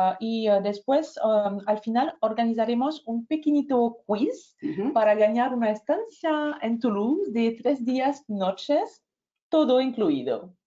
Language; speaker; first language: Spanish; non-native, fluent; French